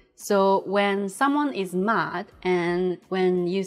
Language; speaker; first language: English; non-native, fluent; Japanese